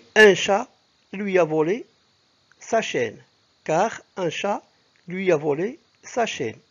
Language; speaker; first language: French; non-native, local second language; Arabic